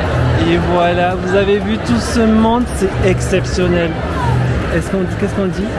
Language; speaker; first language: French; native; French